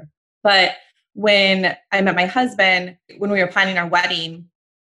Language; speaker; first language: English; native; English